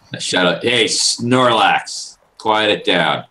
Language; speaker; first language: English; native; English